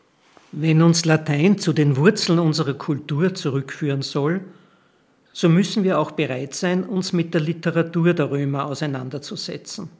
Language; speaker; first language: German; native; German